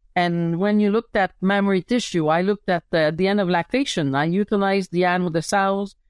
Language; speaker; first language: English; native; English